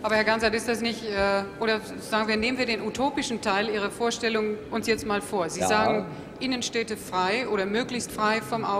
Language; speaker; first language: German; native; German